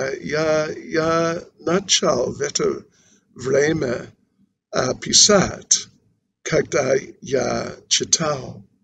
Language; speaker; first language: Russian; non-native, learner; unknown